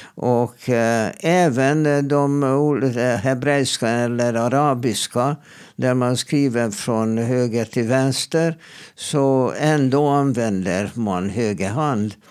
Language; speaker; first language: Swedish; non-native, fluent; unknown